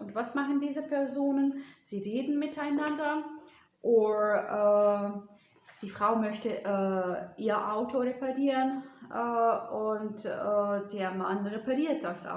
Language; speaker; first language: German; non-native, fluent; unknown